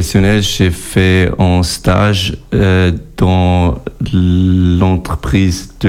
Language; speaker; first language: French; non-native, local second language; German